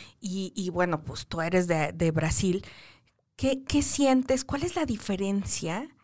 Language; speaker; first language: Spanish; native; Spanish